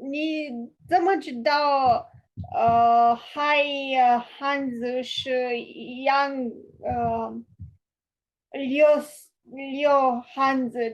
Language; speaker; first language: Chinese; non-native, learner; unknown